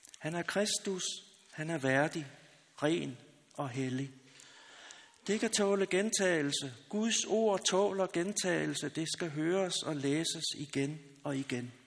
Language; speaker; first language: Danish; native; Danish